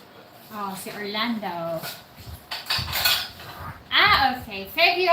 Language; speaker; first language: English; non-native, local second language; Cebuano